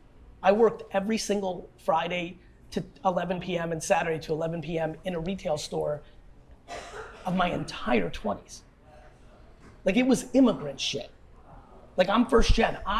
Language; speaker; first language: English; early bilingual, other home language; Russian